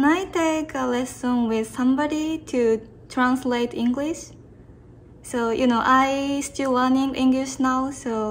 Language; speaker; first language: English; non-native, learner; Japanese